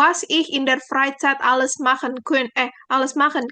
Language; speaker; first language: German; non-native, fluent; Indonesian